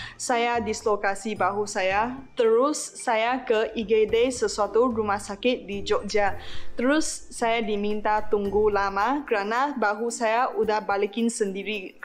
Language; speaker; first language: Malay; non-native, local second language; Chinese